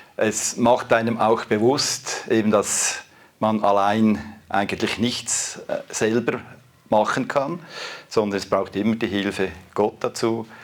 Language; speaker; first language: German; native; German